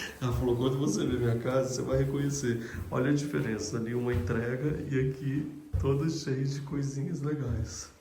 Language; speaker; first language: Portuguese; native; Portuguese